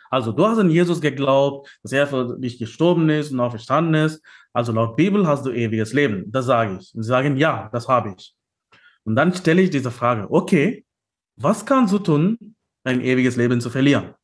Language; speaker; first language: German; non-native, fluent; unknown